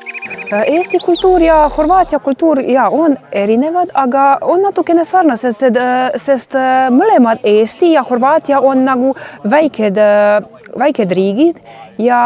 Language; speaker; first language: Estonian; non-native, learner; Croatian